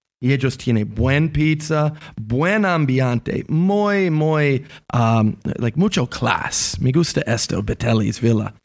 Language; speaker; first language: Spanish; non-native, learner; English